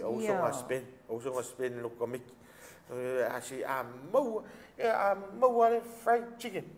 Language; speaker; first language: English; non-native, local second language; Samoan